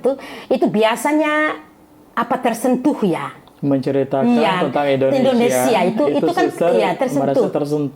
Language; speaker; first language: Indonesian; non-native, fluent; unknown